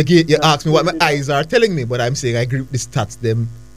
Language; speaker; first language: English; native; English